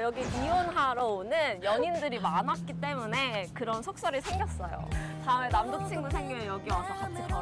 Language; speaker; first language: Korean; native; Korean